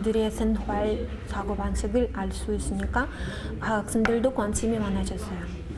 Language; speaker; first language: Korean; non-native, fluent; Russian